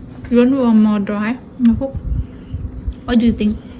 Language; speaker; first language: English; non-native, learner; Thai